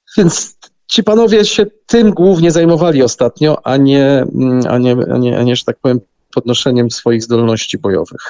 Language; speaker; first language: Polish; native; Polish